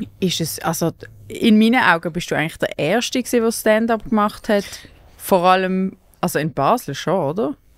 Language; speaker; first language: German; native; German